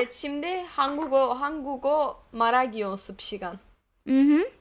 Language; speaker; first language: Korean; non-native, learner; Turkish